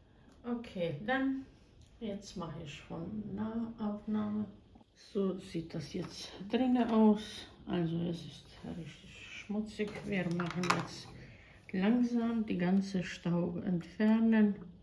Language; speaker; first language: German; non-native, fluent; Croatian